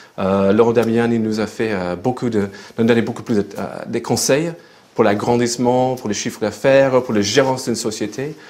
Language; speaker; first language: French; non-native, fluent; English